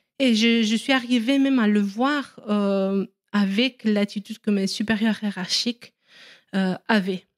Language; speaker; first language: French; non-native, fluent; Romanian